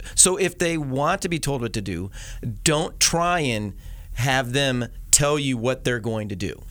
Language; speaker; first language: English; native; English